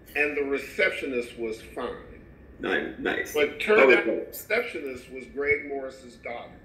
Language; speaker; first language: English; native; English